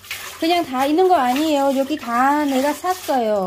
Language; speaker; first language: Korean; non-native, learner; Vietnamese